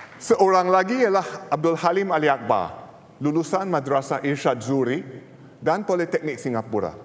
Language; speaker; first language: Malay; non-native, local second language; English